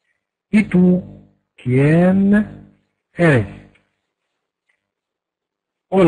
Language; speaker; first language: Spanish; non-native, fluent; Arabic